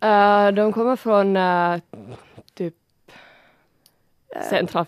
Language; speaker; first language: Swedish; non-native, local second language; Finnish